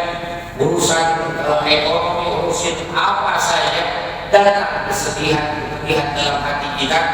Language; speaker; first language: Indonesian; non-native, local second language; Sundanese